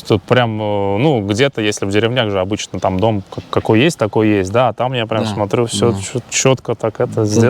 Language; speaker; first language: Russian; native; Russian